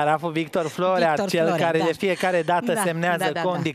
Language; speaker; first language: Romanian; native; Romanian